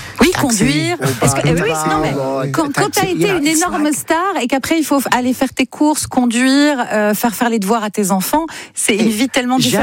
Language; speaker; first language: French; native; French